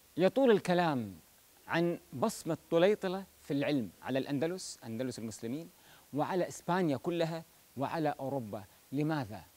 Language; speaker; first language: Arabic; native; Arabic